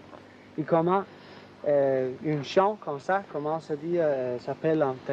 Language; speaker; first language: French; non-native, learner; Danish